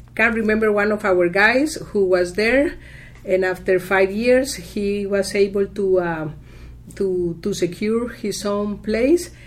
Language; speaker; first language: English; non-native, fluent; Spanish